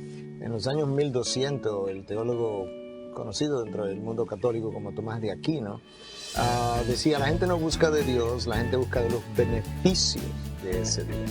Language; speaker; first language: Spanish; native; Spanish